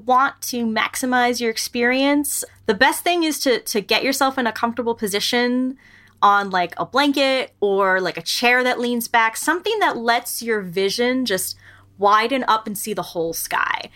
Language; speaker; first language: English; native; English